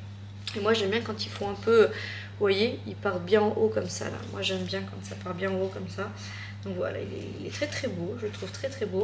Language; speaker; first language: French; native; French